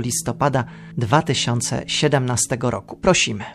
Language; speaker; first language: Polish; native; Polish